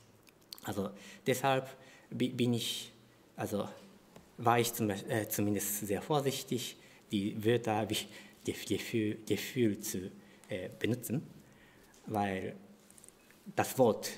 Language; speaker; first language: German; non-native, fluent; Japanese